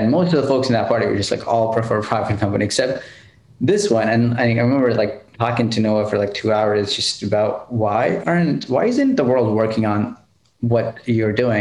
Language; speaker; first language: English; non-native, local second language; Telugu